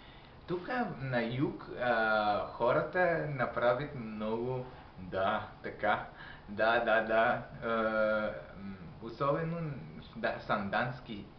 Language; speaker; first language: Bulgarian; non-native, learner; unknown